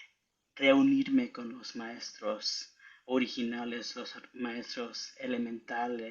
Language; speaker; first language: Spanish; early bilingual, heritage; Spanish